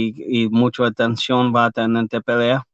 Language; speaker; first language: Spanish; early bilingual, heritage; English